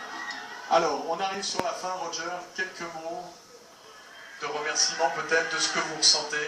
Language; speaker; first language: French; native; French